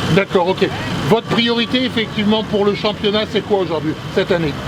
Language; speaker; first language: French; native; French